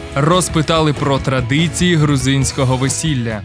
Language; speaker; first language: Ukrainian; native; Ukrainian